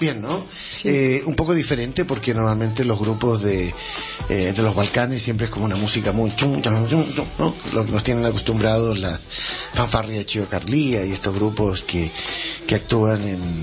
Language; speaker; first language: Spanish; native; Spanish